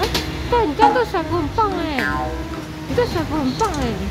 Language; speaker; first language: Chinese; native; Chinese